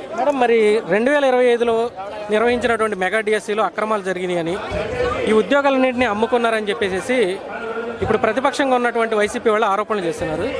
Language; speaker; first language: Telugu; native; Telugu